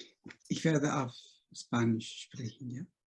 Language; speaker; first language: German; non-native, learner; Spanish